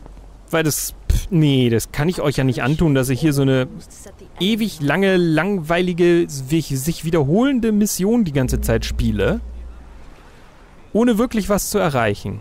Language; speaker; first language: German; native; German